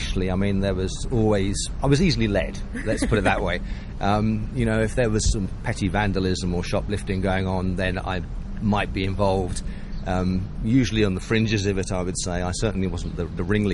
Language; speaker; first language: English; native; English